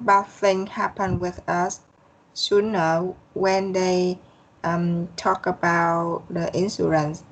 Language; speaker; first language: English; non-native, learner; Vietnamese